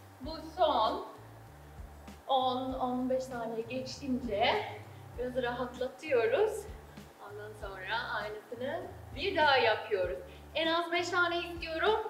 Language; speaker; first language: Turkish; non-native, fluent; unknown